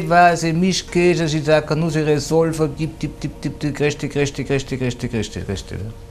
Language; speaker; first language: Romanian; non-native, fluent; German